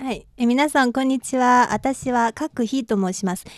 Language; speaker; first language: Japanese; non-native, fluent; Chinese